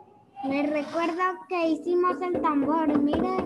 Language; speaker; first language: Spanish; native; Spanish